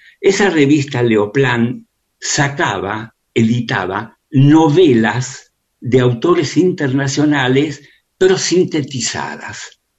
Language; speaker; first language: Spanish; early bilingual, other home language; Russian